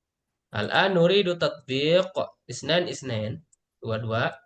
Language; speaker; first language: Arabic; non-native, fluent; Indonesian